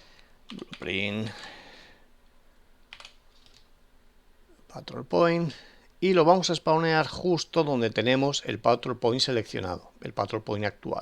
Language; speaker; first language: Spanish; native; Spanish